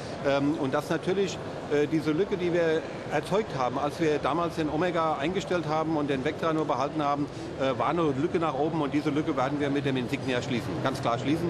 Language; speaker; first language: German; native; German